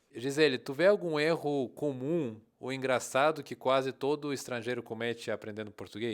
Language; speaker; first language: Portuguese; non-native, fluent; Russian